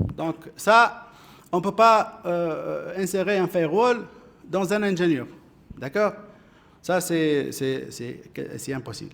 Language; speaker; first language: French; non-native, local second language; Arabic